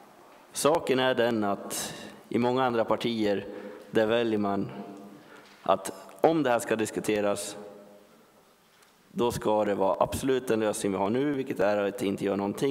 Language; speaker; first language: Swedish; native; Swedish